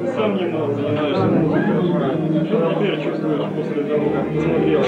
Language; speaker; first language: Russian; native; Russian